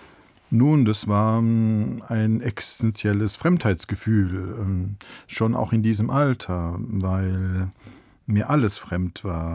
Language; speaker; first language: German; early bilingual, other home language; Italian